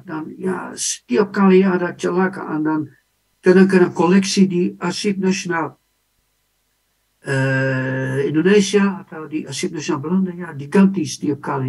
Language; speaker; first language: Indonesian; non-native, fluent; Dutch